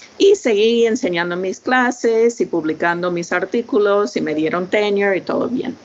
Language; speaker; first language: Spanish; non-native, fluent; English